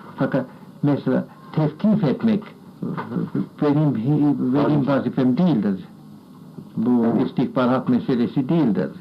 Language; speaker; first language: Turkish; non-native, fluent; English